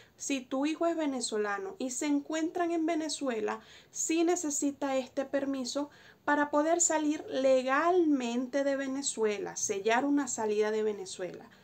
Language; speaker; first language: Spanish; native; Spanish